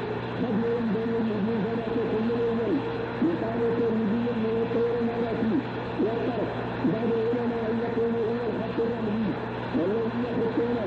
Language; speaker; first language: Arabic; native; Arabic